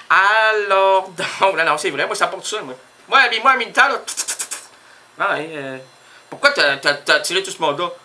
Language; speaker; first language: French; native; French